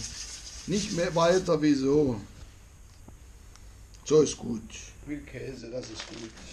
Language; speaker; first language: German; non-native, fluent; Italian